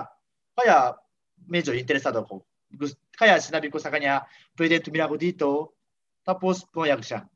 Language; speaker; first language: Filipino; non-native, learner; Japanese